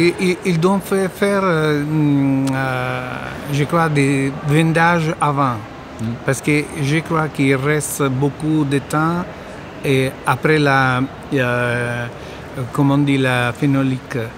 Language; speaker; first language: French; non-native, learner; Italian